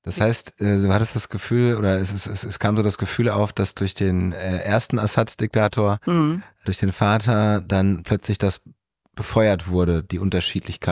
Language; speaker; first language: German; native; German